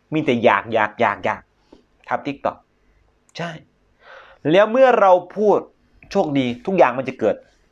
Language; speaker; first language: Thai; native; Thai